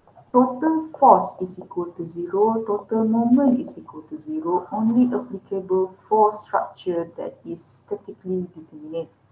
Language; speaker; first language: English; non-native, local second language; Malay